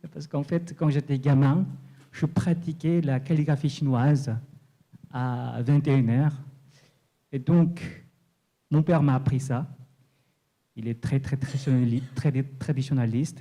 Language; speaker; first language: French; non-native, fluent; Korean